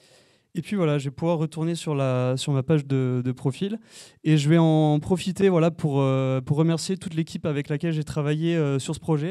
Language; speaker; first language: French; native; French